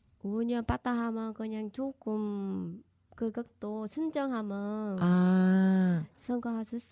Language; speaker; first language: Korean; non-native, learner; Vietnamese